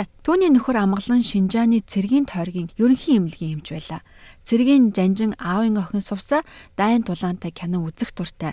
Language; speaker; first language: Mongolian; native; Mongolian